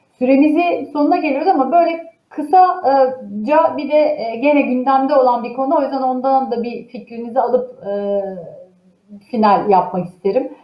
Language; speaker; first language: Turkish; native; Turkish